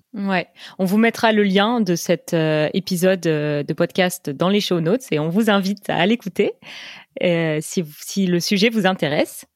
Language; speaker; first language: French; native; French